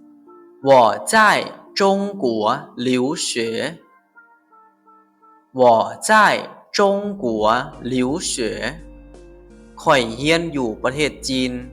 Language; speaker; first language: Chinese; non-native, fluent; Lao